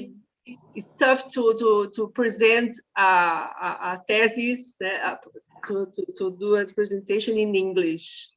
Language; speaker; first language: English; non-native, fluent; Portuguese